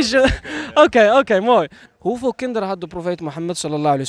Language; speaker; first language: Dutch; native; Dutch